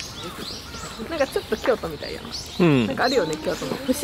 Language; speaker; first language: Japanese; native; Japanese